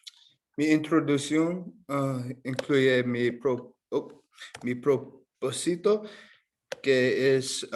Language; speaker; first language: Spanish; non-native, learner; English